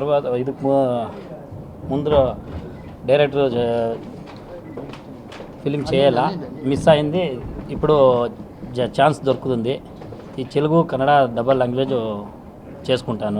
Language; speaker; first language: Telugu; non-native, learner; Kannada